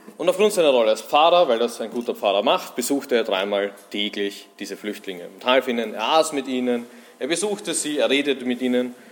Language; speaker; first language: German; native; German